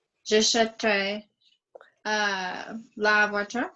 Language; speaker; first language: French; non-native, learner; English